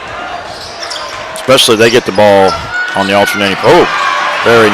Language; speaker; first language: English; native; English